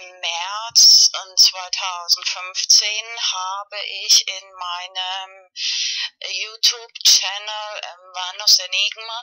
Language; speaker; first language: German; non-native, fluent; Spanish